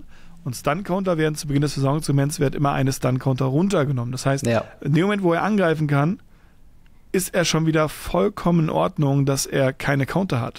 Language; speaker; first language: German; native; German